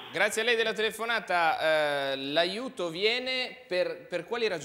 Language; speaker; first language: Italian; native; Italian